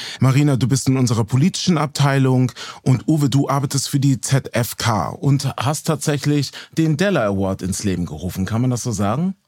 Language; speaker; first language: German; native; German